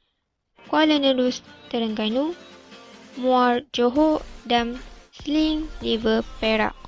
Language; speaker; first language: Malay; native; Malay